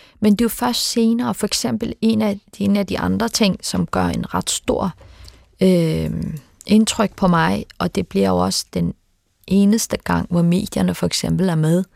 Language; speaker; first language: Danish; early bilingual, other home language; Turkish